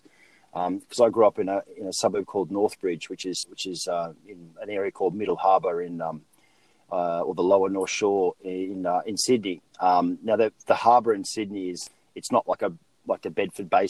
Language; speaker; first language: English; native; English